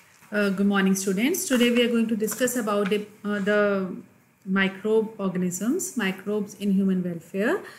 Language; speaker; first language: English; non-native, local second language; Hindi